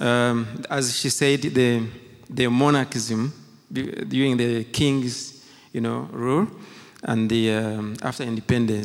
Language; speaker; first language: English; non-native, local second language; Kinyarwanda